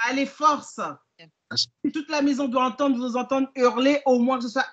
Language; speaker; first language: French; native; French